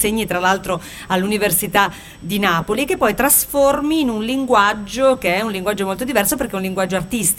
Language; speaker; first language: Italian; native; Italian